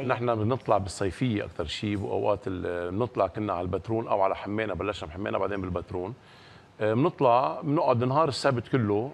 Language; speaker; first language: Arabic; native; Arabic